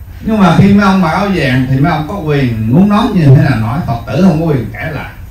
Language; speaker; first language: Vietnamese; native; Vietnamese